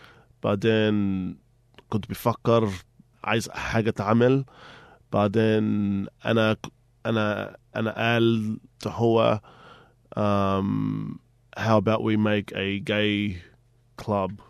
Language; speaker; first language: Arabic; early bilingual, heritage; Arabic